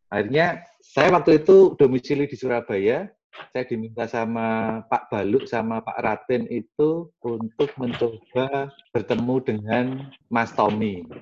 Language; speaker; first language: Indonesian; non-native, local second language; Javanese